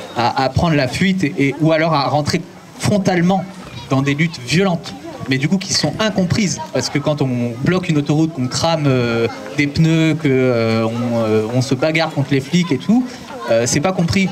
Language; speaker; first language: French; native; French